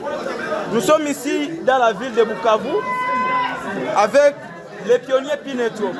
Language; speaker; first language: French; non-native, local second language; Swahili